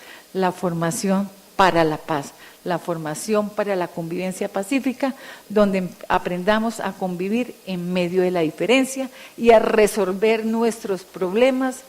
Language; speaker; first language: Spanish; native; Spanish